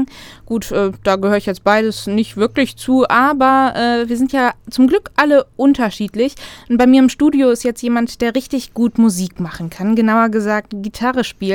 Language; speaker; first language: German; native; German